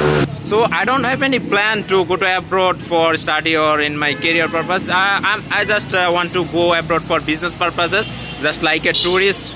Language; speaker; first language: English; non-native, learner; Bangla